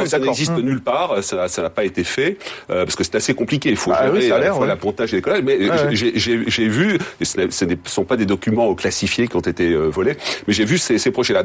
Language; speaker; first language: French; native; French